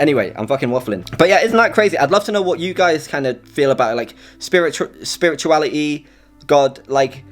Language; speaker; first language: English; native; English